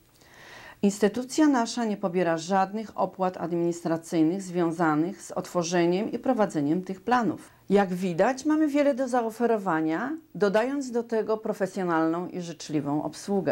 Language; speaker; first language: Polish; native; Polish